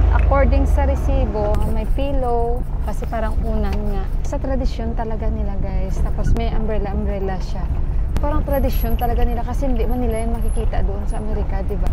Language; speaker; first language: Filipino; native; Filipino